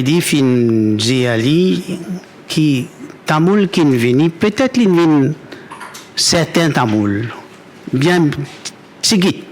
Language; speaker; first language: French; non-native, local second language; Morisyen